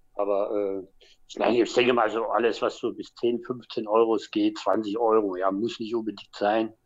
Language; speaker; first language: German; native; German